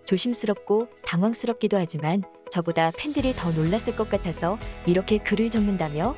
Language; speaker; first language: Korean; native; Korean